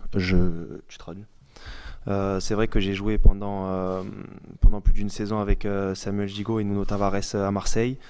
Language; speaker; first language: French; native; French